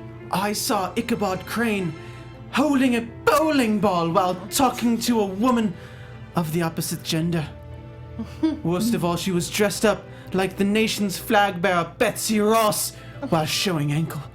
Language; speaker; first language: English; native; English